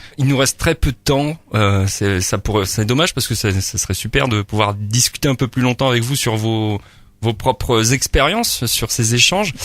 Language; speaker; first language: French; native; French